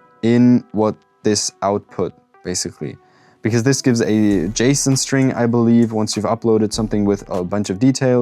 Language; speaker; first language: English; non-native, fluent; German